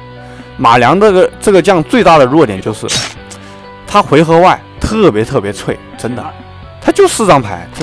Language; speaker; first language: Chinese; native; Chinese